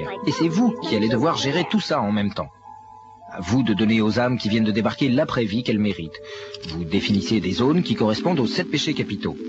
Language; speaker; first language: French; native; French